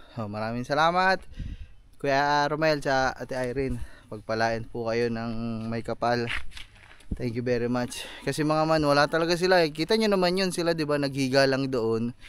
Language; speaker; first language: Filipino; native; Filipino